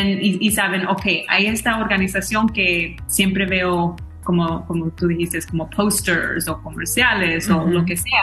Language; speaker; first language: Spanish; early bilingual, heritage; Spanish